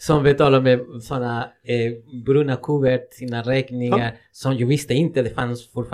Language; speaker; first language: Swedish; non-native, fluent; Spanish